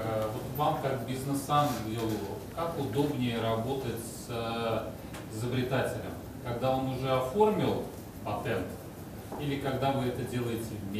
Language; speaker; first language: Russian; native; Russian